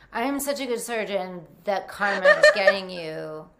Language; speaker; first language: English; native; English